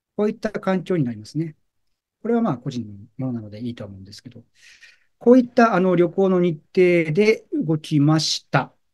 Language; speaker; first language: Japanese; native; Japanese